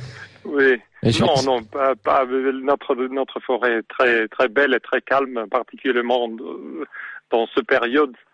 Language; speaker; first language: French; non-native, learner; Serbian